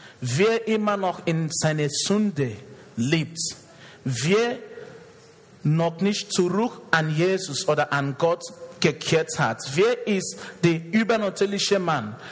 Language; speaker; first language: German; non-native, fluent; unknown